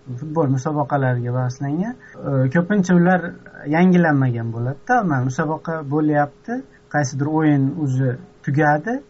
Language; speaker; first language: Uzbek; native; Uzbek